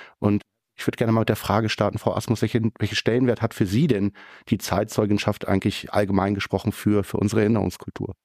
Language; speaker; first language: German; native; German